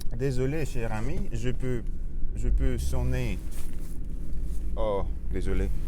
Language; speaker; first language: French; non-native, learner; Russian